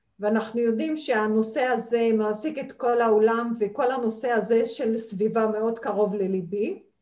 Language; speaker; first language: Hebrew; non-native, local second language; Arabic